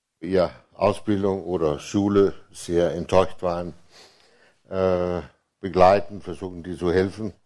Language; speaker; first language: German; non-native, fluent; Danish